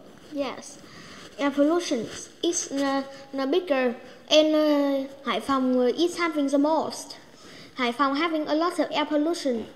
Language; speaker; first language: English; non-native, learner; Vietnamese